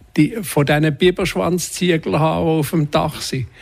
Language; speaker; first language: Swiss German; native; Swiss German